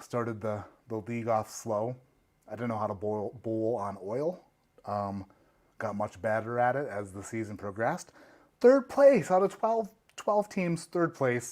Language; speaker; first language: English; native; English